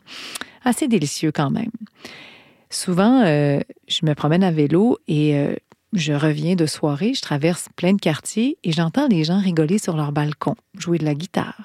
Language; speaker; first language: French; native; French